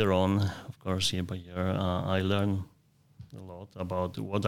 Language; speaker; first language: English; non-native, fluent; Polish